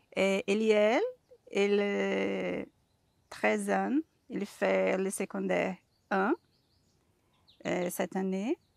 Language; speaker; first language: French; non-native, learner; Portuguese